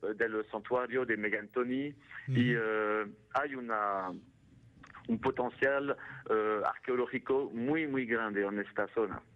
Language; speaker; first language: Spanish; non-native, fluent; French